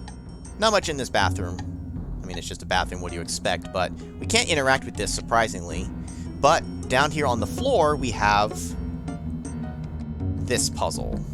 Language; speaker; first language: English; native; English